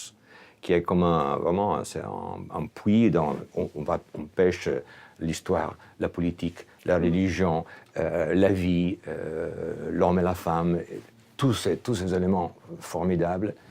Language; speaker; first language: French; non-native, fluent; Italian